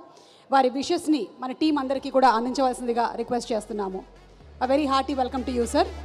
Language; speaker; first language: Telugu; native; Telugu